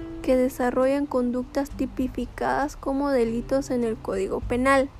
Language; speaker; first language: Spanish; native; Spanish